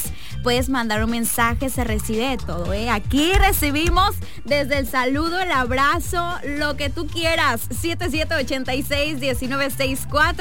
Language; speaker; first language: Spanish; native; Spanish